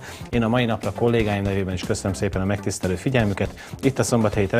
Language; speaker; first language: Hungarian; native; Hungarian